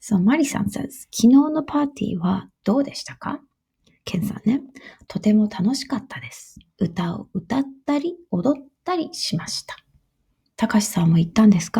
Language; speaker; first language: Japanese; non-native, fluent; English